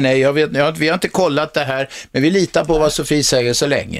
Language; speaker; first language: Swedish; native; Swedish